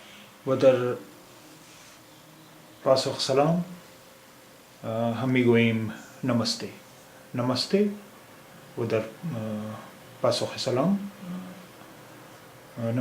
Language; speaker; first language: Persian; non-native, fluent; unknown